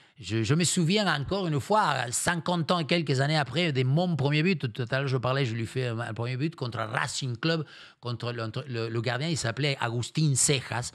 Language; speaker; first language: French; non-native, fluent; Spanish